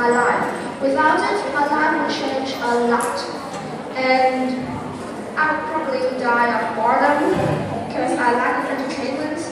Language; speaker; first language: English; non-native, fluent; Vietnamese